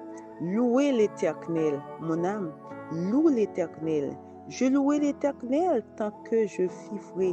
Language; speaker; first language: French; non-native, local second language; Haitian Creole